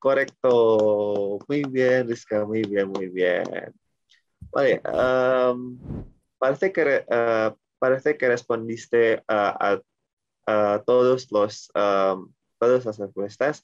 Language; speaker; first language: Spanish; non-native, learner; Indonesian